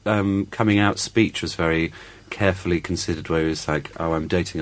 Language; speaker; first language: English; native; English